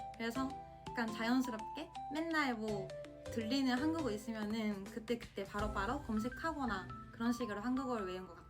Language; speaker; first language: Korean; non-native, fluent; Japanese